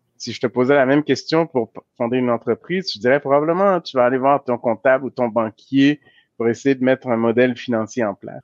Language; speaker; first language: French; early bilingual, other home language; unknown